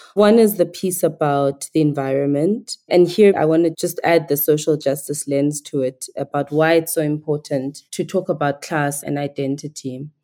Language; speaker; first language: English; non-native, local second language; Igbo